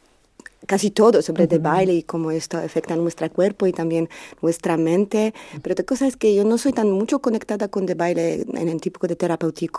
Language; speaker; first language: Spanish; non-native, learner; Polish